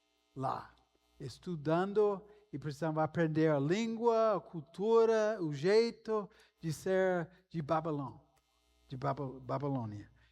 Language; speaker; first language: Portuguese; non-native, fluent; English